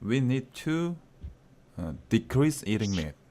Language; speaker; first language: English; non-native, learner; Korean